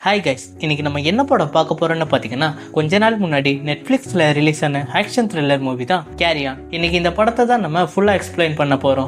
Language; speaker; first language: Tamil; native; Tamil